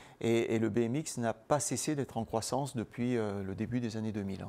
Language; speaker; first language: French; native; French